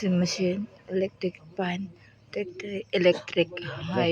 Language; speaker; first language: English; non-native, learner; Cebuano